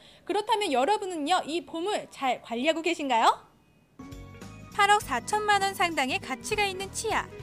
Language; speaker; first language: Korean; native; Korean